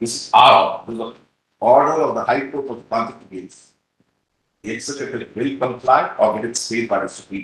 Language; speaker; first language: English; non-native, local second language; Hindi